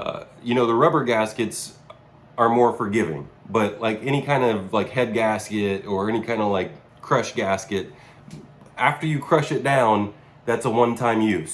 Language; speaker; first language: English; native; English